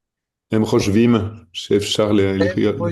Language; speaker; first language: Hebrew; non-native, learner; French